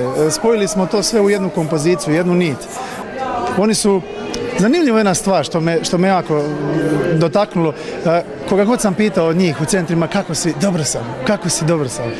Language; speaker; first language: Croatian; native; Croatian